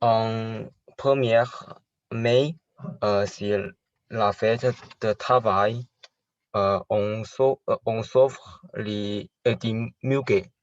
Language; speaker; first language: French; non-native, learner; Chinese